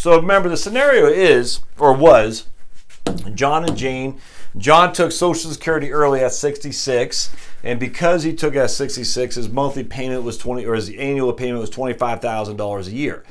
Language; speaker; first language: English; native; English